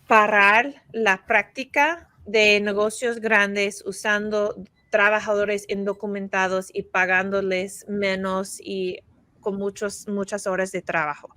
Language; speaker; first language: Spanish; non-native, fluent; English